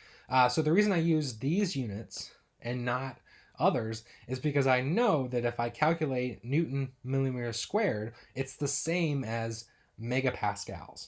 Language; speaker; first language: English; native; English